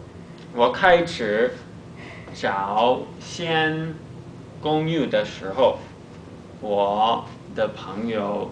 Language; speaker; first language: Chinese; non-native, learner; English